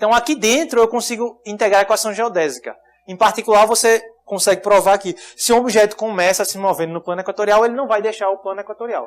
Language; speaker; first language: Portuguese; native; Portuguese